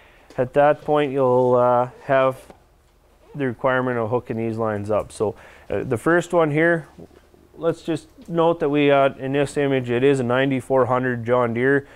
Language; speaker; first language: English; native; English